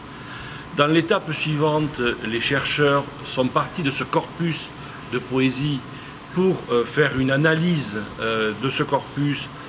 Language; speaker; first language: French; native; French